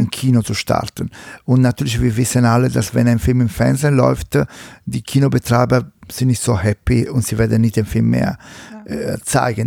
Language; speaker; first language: German; non-native, fluent; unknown